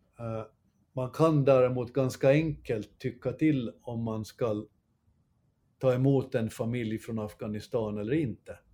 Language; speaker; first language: Swedish; native; Swedish